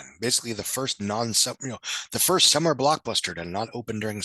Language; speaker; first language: English; native; English